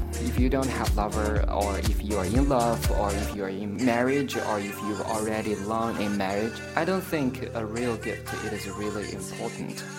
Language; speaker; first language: English; non-native, fluent; Chinese